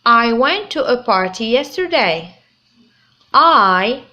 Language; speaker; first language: English; non-native, fluent; Arabic